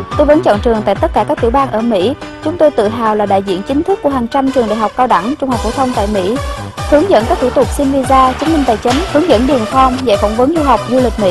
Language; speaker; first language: Vietnamese; native; Vietnamese